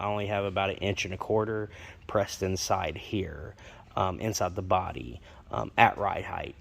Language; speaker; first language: English; native; English